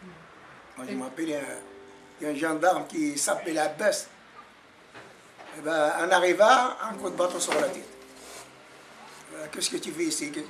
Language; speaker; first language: French; non-native, learner; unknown